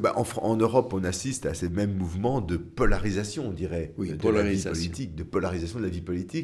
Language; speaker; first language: French; native; French